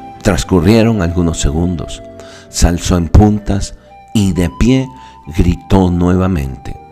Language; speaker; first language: Spanish; native; Spanish